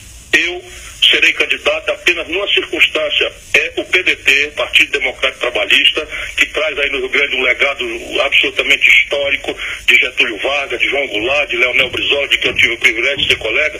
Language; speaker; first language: Portuguese; native; Portuguese